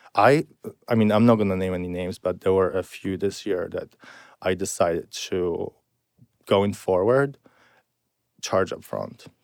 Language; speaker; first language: English; non-native, fluent; Polish